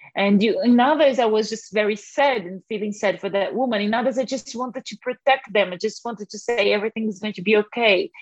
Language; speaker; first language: English; non-native, fluent; Portuguese